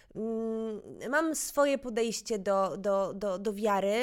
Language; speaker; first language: Polish; native; Polish